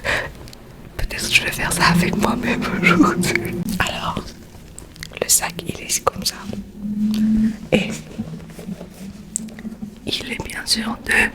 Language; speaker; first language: French; non-native, learner; Spanish